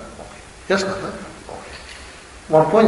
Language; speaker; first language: Russian; non-native, learner; Tibetan